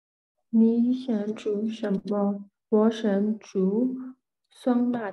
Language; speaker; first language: Chinese; non-native, learner; Burmese